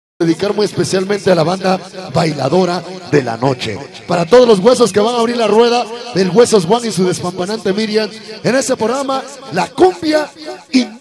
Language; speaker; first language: Spanish; native; Spanish